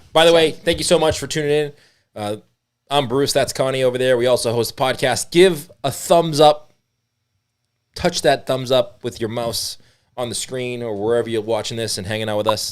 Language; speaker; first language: English; native; English